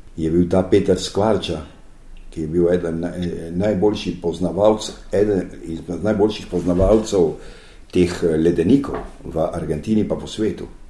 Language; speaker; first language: Slovenian; early bilingual, heritage; Slovenian